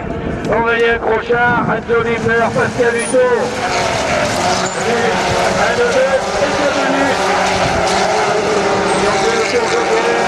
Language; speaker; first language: French; native; French